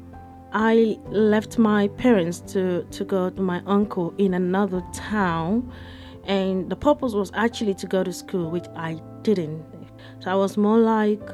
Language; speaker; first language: English; non-native, local second language; Yoruba